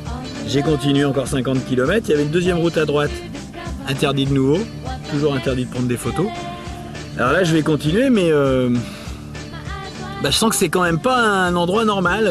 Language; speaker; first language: French; native; French